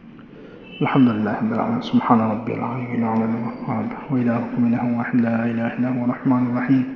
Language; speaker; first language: Urdu; native; Urdu